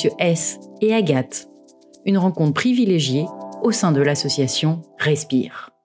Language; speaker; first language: French; native; French